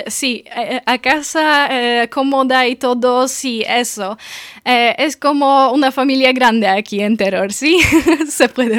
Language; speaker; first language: Spanish; non-native, fluent; Polish